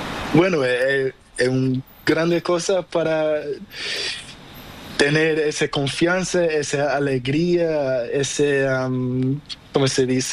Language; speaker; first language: Spanish; non-native, learner; Portuguese